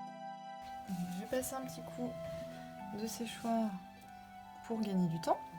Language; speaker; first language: French; native; French